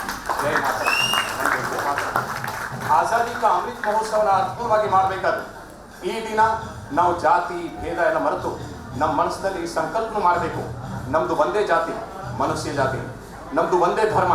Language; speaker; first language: Kannada; non-native, fluent; Hindi